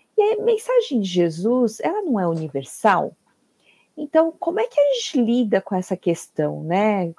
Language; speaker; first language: Portuguese; native; Portuguese